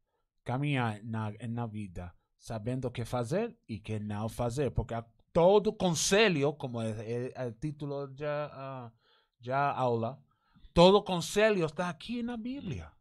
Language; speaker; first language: Portuguese; non-native, learner; Spanish